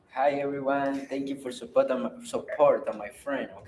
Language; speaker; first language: English; non-native, learner; Spanish